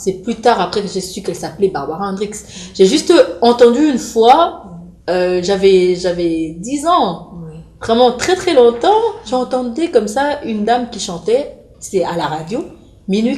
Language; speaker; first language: French; non-native, local second language; Lingala